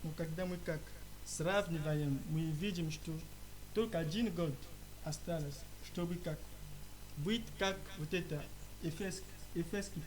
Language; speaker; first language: Russian; non-native, learner; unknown